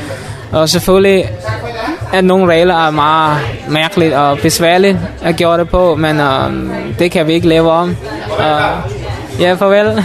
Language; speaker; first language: Danish; non-native, learner; Mon